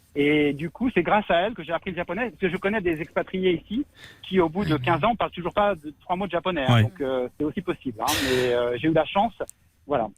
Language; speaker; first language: French; native; French